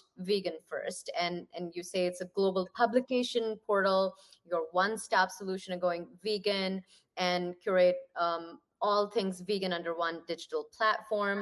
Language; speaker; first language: English; non-native, local second language; Punjabi